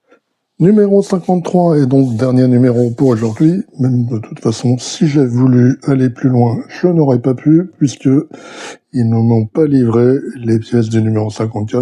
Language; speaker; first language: French; native; French